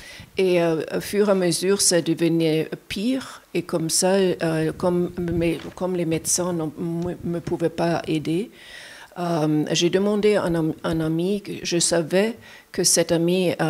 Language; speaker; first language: French; non-native, fluent; German